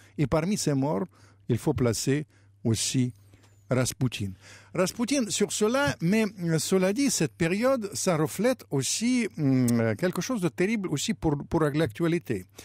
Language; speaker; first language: French; non-native, fluent; Russian